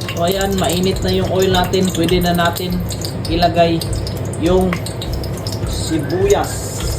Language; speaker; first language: Filipino; non-native, local second language; Cebuano